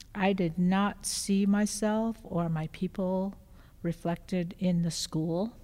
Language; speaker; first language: English; native; English